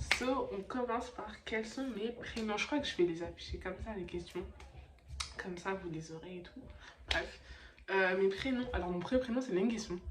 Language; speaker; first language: French; early bilingual, other home language; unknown